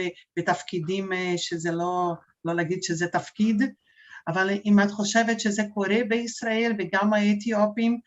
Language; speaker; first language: Hebrew; non-native, fluent; Portuguese